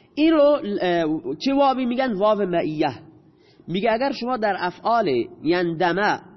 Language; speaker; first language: Persian; non-native, local second language; Baluchi